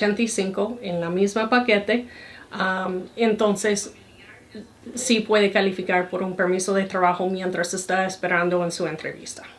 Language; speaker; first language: Spanish; non-native, fluent; English